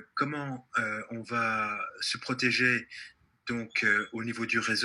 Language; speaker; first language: French; native; French